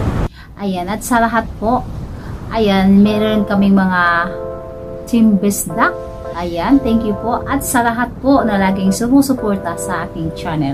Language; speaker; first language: Filipino; non-native, local second language; Cebuano